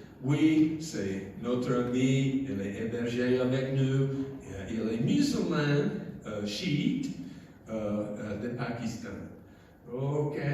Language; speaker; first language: French; non-native, fluent; English